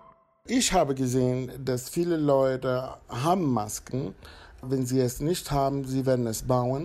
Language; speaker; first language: German; non-native, fluent; Spanish